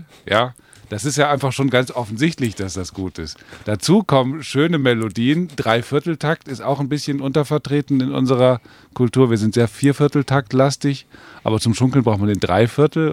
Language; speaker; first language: German; native; German